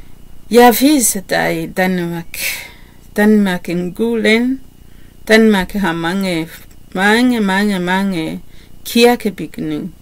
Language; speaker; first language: Danish; non-native, learner; Kinyarwanda